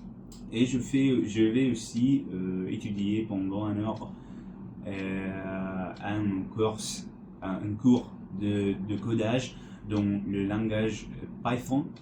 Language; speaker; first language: French; non-native, learner; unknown